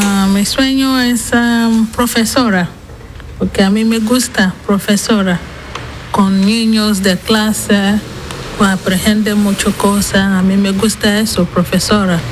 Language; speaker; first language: Spanish; non-native, learner; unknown